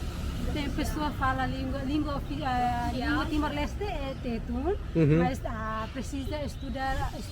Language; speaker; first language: Portuguese; non-native, learner; Tetum